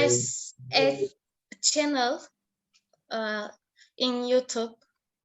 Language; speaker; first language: English; non-native, learner; Turkish